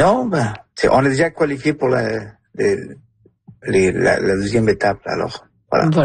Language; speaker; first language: French; early bilingual, other home language; Spanish